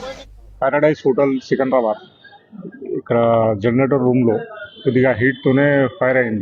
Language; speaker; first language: Telugu; non-native, local second language; Urdu